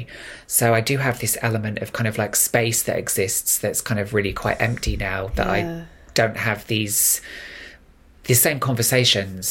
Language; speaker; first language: English; native; English